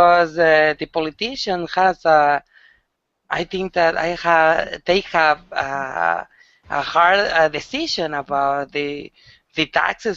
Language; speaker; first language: English; non-native, learner; Spanish